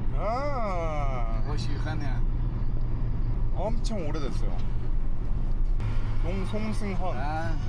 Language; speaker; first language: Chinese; non-native, learner; Korean